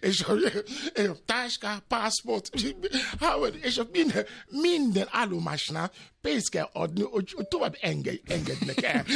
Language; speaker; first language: Hungarian; non-native, learner; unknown